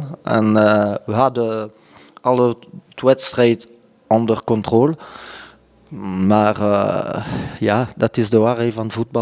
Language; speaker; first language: Dutch; non-native, local second language; French